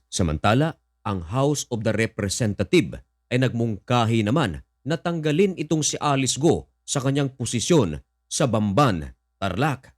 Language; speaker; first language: Filipino; native; Filipino